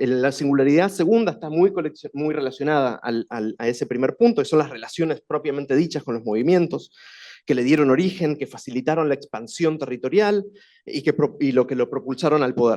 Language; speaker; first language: Spanish; native; Spanish